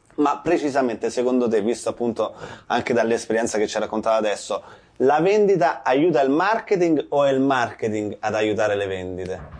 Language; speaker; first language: Italian; native; Italian